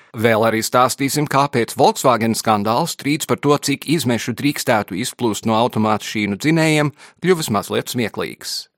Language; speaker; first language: Latvian; early bilingual, heritage; Latvian